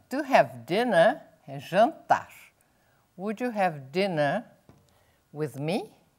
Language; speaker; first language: English; non-native, fluent; Portuguese